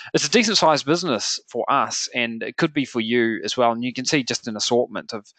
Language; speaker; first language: English; native; English